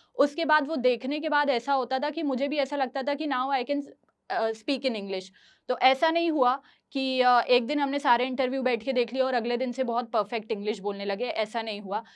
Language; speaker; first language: Hindi; native; Hindi